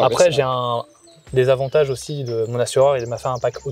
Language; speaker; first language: French; native; French